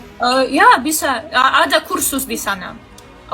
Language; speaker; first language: Indonesian; non-native, fluent; Russian